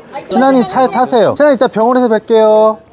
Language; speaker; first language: Korean; native; Korean